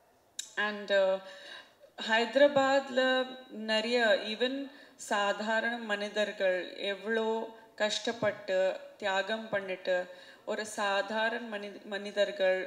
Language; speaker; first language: Tamil; non-native, fluent; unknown